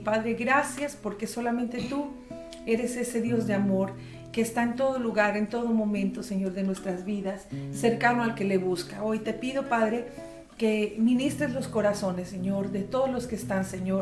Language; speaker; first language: Spanish; native; Spanish